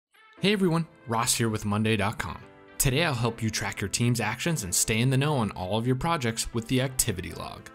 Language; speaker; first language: English; native; English